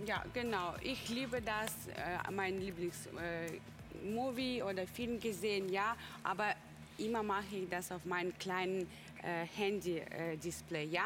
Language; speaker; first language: German; non-native, learner; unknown